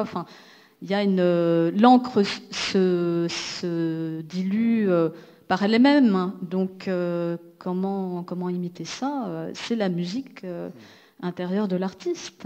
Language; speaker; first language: French; native; French